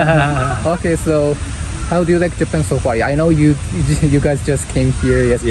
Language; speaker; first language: English; non-native, learner; Japanese